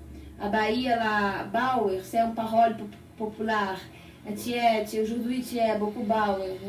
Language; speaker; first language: French; non-native, learner; Portuguese